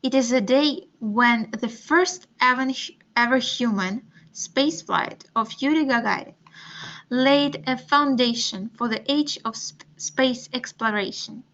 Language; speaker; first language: English; non-native, fluent; Russian